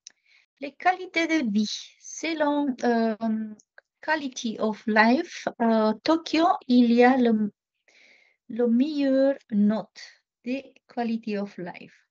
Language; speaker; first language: French; non-native, fluent; Japanese